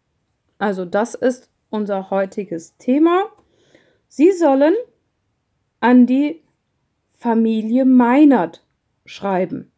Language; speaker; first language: German; non-native, fluent; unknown